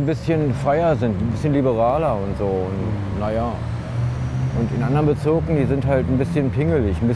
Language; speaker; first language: German; native; German